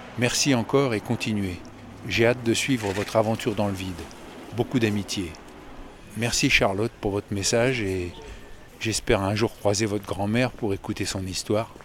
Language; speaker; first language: French; native; French